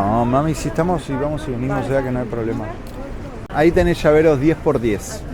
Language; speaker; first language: Spanish; native; Spanish